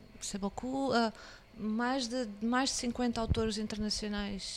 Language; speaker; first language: French; non-native, learner; Portuguese